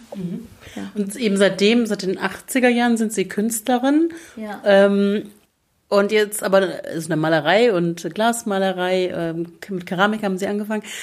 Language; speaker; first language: German; native; German